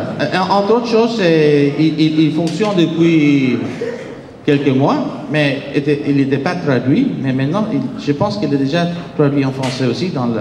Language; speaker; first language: French; non-native, fluent; Spanish